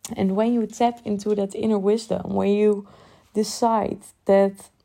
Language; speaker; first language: English; non-native, fluent; Dutch